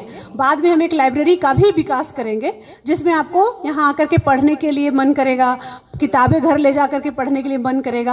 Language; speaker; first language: Hindi; native; Hindi